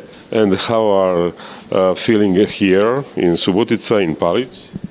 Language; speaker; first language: English; non-native, learner; Serbian